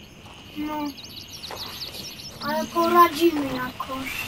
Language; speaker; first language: Polish; early bilingual, heritage; Polish